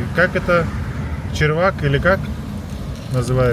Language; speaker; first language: Russian; native; Russian